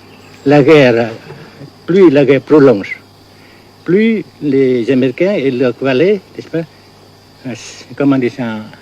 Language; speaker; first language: French; non-native, fluent; Vietnamese